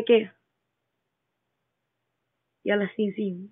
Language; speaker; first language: Hebrew; native; Hebrew